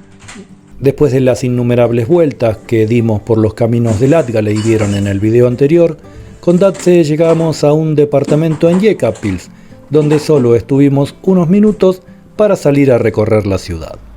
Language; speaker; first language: Spanish; native; Spanish